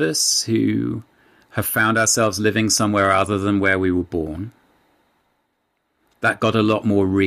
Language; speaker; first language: English; native; English